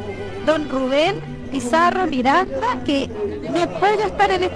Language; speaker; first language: Spanish; native; Spanish